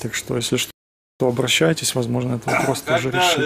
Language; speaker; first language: Russian; native; Russian